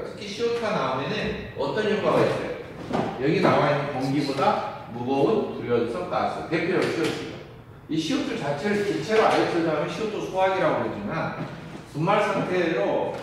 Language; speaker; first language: Korean; native; Korean